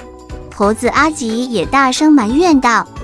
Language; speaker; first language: Chinese; native; Chinese